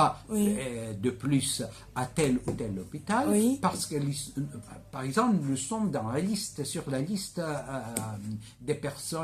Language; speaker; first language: French; non-native, fluent; Greek